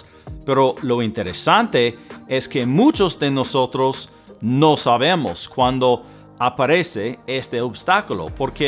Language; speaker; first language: Spanish; non-native, fluent; English